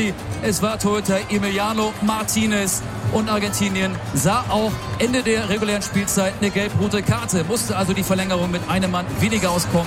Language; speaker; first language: German; native; German